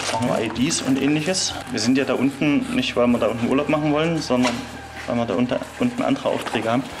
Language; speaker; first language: German; native; German